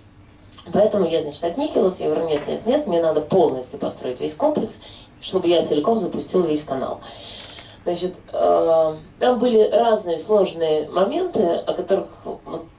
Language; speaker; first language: Russian; native; Russian